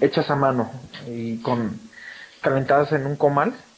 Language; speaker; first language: Spanish; native; Spanish